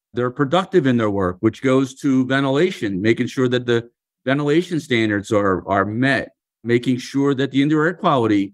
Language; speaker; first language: English; native; English